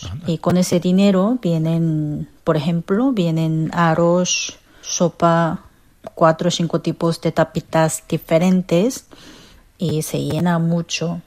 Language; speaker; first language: Spanish; non-native, fluent; Korean